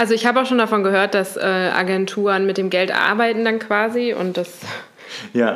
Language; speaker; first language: German; native; German